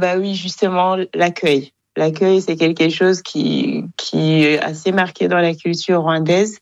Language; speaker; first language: French; non-native, local second language; Kinyarwanda